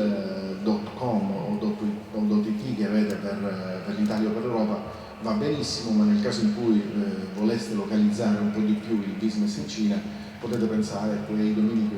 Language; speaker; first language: Italian; native; Italian